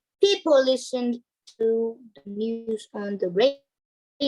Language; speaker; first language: English; non-native, learner; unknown